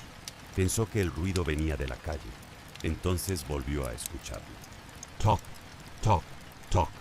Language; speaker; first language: Spanish; native; Spanish